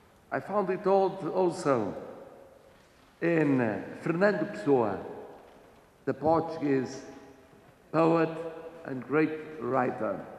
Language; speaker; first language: English; non-native, fluent; Portuguese